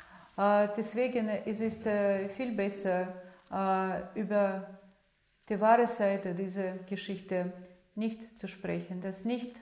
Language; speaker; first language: German; non-native, fluent; Russian